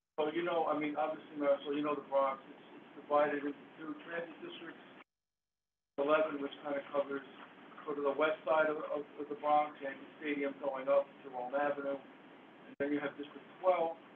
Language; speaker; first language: English; native; English